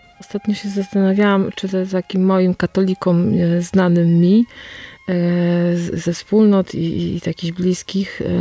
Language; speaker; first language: Polish; native; Polish